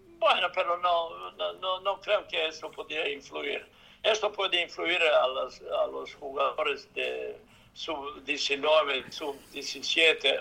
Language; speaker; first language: Spanish; non-native, fluent; Serbian